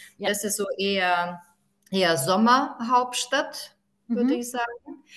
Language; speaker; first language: German; non-native, fluent; Lithuanian